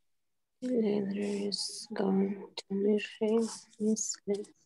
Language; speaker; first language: English; non-native, learner; Spanish